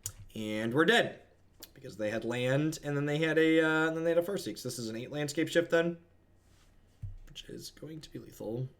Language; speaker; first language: English; native; English